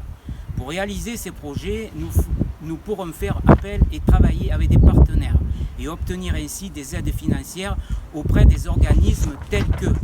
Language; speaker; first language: French; native; French